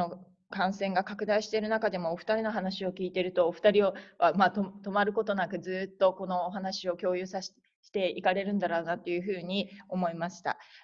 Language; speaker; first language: Japanese; native; Japanese